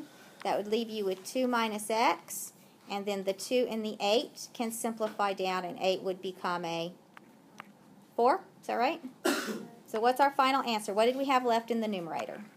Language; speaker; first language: English; native; English